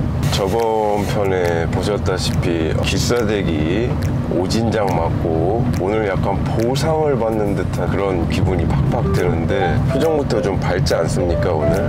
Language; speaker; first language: Korean; native; Korean